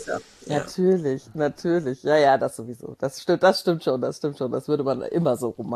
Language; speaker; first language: German; native; German